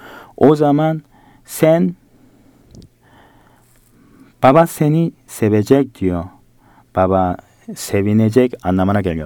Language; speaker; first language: Turkish; non-native, fluent; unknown